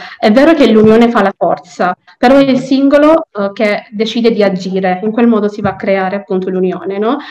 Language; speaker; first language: Italian; native; Italian